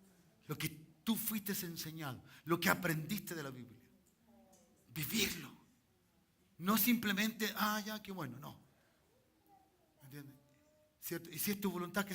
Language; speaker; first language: Spanish; native; Spanish